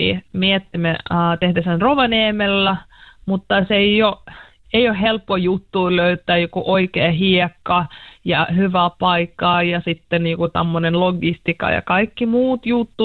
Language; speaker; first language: Finnish; non-native, learner; Russian